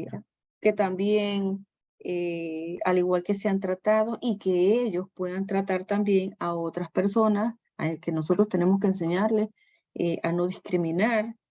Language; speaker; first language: Spanish; native; Spanish